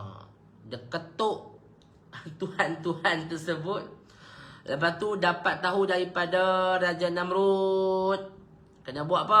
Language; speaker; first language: Malay; native; Malay